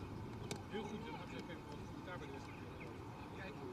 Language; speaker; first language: Dutch; native; Dutch